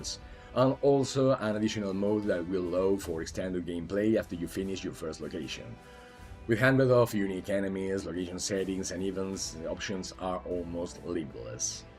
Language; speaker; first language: English; non-native, fluent; Spanish